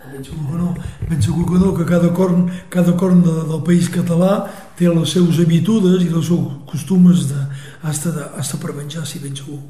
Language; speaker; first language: Catalan; native; Catalan